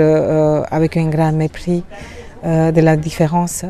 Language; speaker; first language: French; non-native, fluent; Spanish